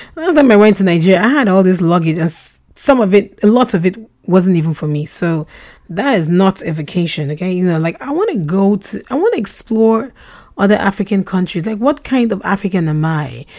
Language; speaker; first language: English; non-native, local second language; Russian